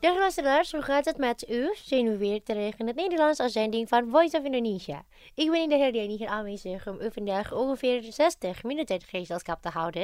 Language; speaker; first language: Dutch; non-native, fluent; Indonesian